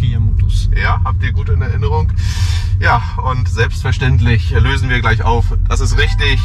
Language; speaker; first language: German; native; German